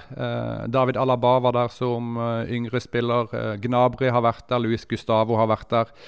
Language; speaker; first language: Norwegian; native; Norwegian